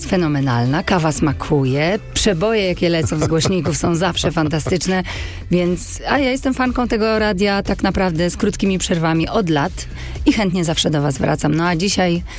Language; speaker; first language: Polish; native; Polish